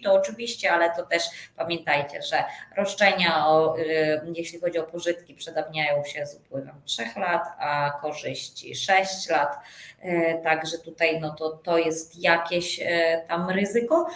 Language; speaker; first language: Polish; native; Polish